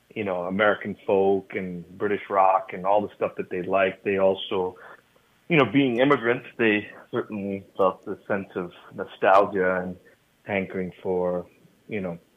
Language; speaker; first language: English; native; English